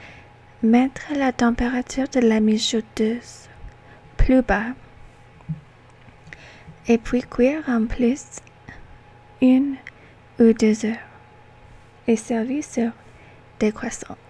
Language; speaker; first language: French; non-native, learner; English